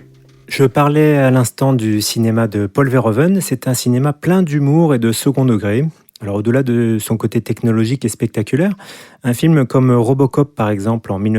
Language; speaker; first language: French; native; French